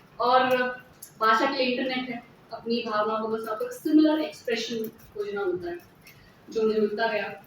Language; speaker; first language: Hindi; native; Hindi